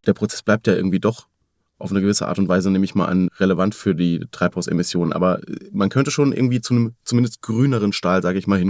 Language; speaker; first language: German; native; German